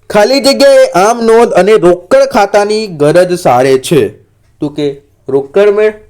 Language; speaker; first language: Gujarati; non-native, local second language; Marathi